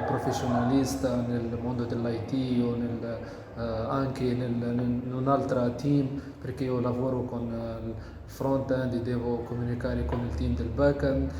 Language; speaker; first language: Italian; non-native, learner; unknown